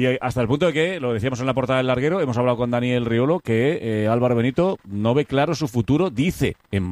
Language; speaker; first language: Spanish; native; Spanish